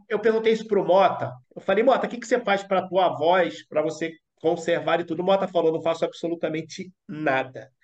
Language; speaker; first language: Portuguese; native; Portuguese